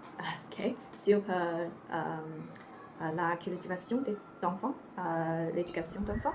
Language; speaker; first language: French; non-native, learner; Chinese